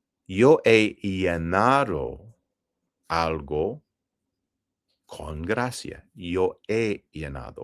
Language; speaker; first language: Spanish; non-native, fluent; English